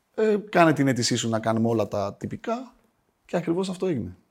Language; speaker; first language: Greek; native; Greek